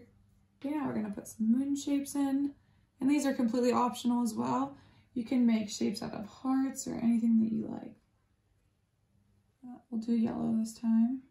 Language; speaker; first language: English; native; English